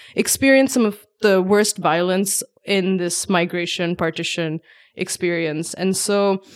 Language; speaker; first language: English; non-native, local second language; Urdu